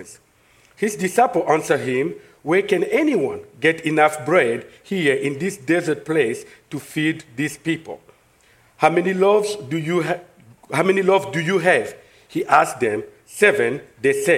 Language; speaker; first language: English; non-native, fluent; French